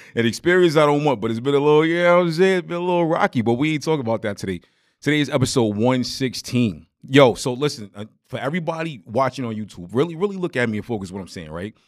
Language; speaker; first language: English; native; English